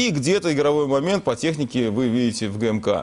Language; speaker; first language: Russian; native; Russian